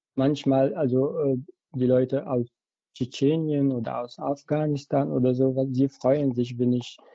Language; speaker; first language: German; non-native, fluent; Arabic